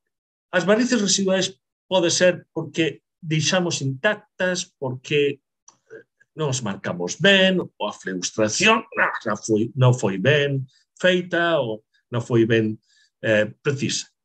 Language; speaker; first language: Spanish; native; Spanish